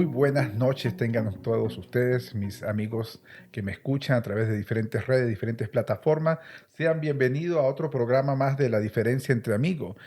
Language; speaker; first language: Spanish; native; Spanish